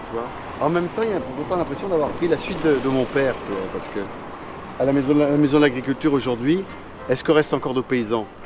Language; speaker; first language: French; native; French